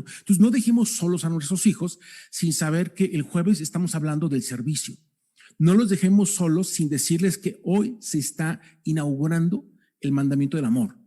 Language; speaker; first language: Spanish; native; Spanish